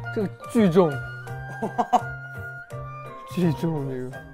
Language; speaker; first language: Chinese; native; Chinese